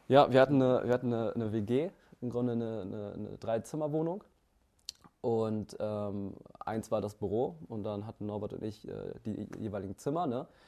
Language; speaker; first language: German; early bilingual, other home language; Vietnamese